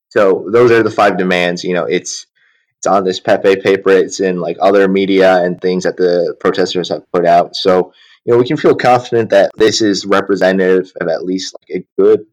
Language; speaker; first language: English; early bilingual, other home language; Chinese